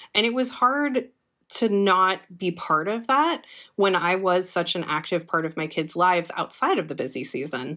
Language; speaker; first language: English; native; English